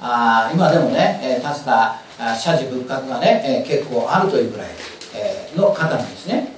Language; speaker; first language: Japanese; native; Japanese